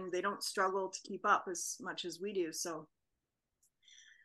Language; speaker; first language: English; native; English